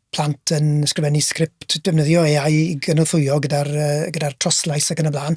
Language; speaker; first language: Welsh; native; Welsh